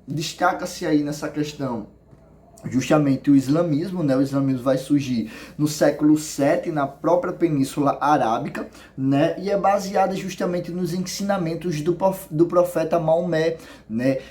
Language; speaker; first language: Portuguese; native; Portuguese